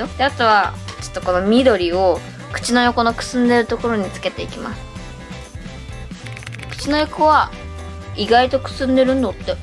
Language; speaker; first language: Japanese; native; Japanese